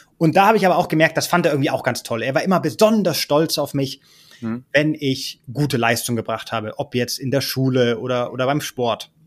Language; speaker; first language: German; early bilingual, heritage; German